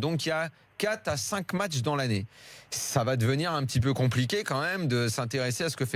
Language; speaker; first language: French; native; French